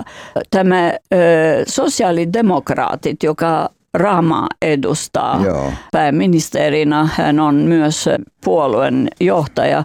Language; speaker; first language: Finnish; non-native, fluent; Albanian